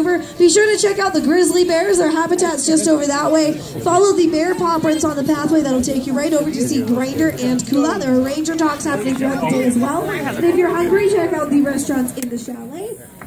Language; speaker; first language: English; native; English